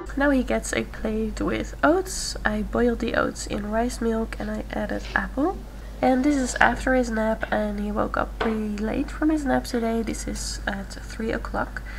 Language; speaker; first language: English; non-native, fluent; Dutch